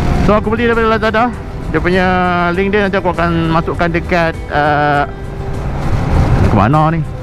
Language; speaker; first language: Malay; native; Malay